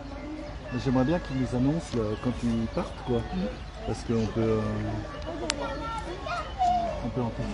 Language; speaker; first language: French; native; French